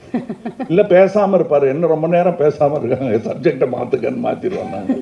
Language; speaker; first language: Tamil; native; Tamil